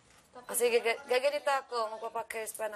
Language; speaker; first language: Filipino; native; Filipino